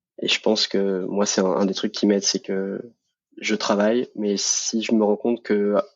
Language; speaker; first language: French; native; French